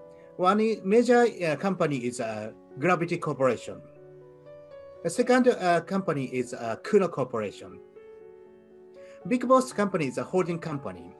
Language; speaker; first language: English; non-native, learner; Japanese